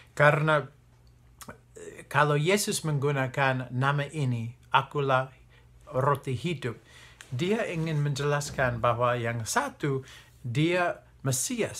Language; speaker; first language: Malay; non-native, fluent; English